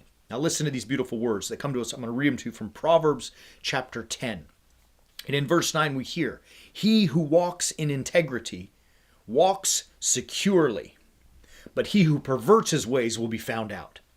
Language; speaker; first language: English; native; English